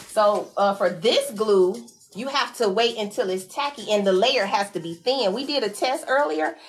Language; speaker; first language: English; native; English